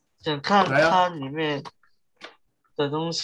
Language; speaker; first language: Chinese; early bilingual, heritage; Chinese